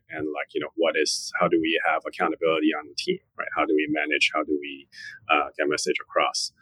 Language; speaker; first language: English; non-native, fluent; Chinese